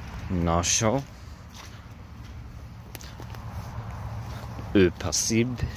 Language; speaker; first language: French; non-native, learner; English